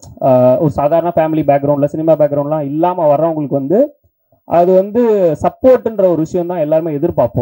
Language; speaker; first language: Tamil; native; Tamil